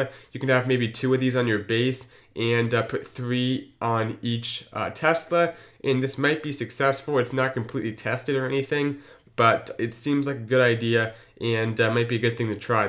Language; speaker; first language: English; native; English